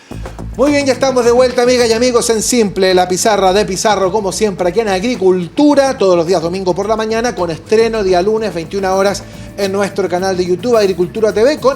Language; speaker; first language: Spanish; native; Spanish